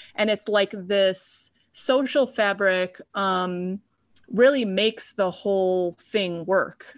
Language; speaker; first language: English; native; English